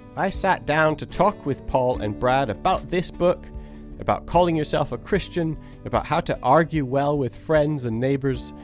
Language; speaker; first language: English; native; English